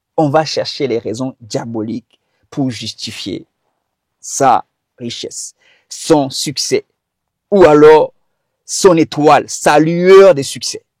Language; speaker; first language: French; early bilingual, other home language; Kinyarwanda